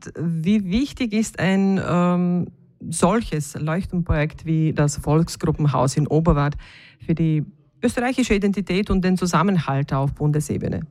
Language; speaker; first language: German; native; German